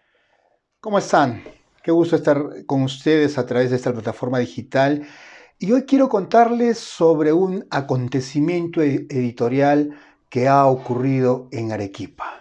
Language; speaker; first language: Spanish; native; Spanish